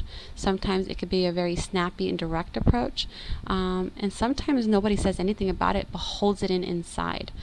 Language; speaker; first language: English; native; English